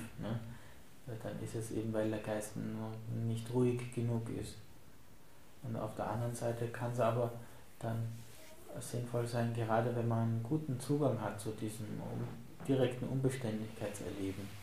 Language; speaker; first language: German; native; German